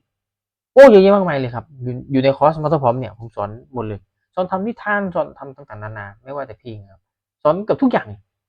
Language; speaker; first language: Thai; native; Thai